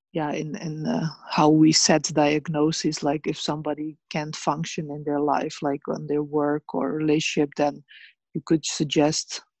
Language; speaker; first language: English; early bilingual, other home language; Bosnian